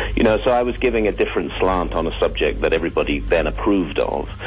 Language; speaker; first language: English; native; English